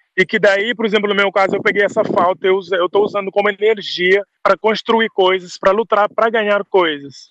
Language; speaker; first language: Portuguese; non-native, local second language; Upper Guinea Crioulo